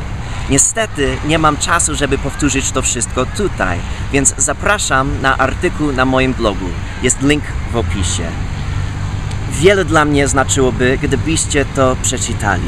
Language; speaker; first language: Polish; non-native, fluent; English